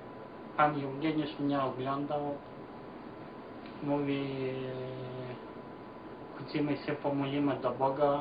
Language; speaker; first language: Polish; non-native, learner; Ukrainian